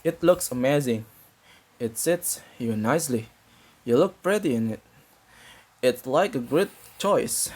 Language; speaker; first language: English; non-native, fluent; Indonesian